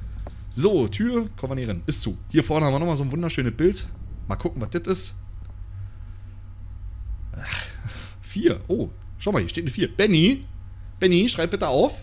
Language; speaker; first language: German; native; German